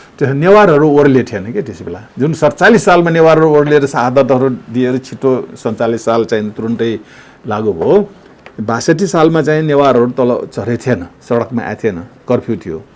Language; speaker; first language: Nepali; non-native, local second language; Newari